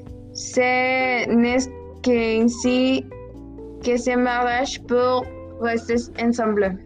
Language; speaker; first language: French; non-native, learner; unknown